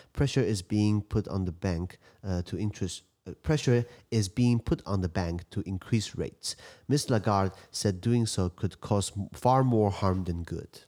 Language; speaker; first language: English; non-native, fluent; Chinese